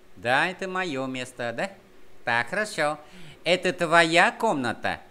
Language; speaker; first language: Russian; non-native, fluent; Vietnamese